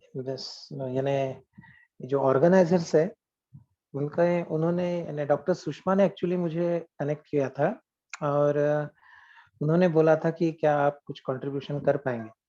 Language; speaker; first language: Hindi; non-native, local second language; Marathi